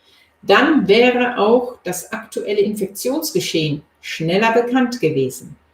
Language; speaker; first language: German; native; German